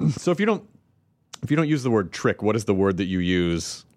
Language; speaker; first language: English; non-native, fluent; Portuguese